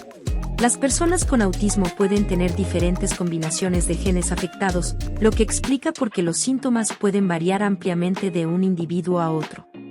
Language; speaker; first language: Spanish; native; Spanish